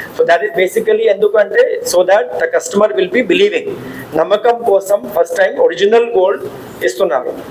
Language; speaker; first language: English; non-native, local second language; Telugu